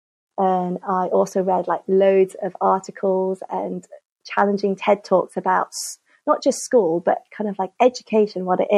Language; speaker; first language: English; native; English